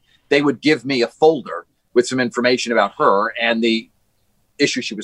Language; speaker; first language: English; native; English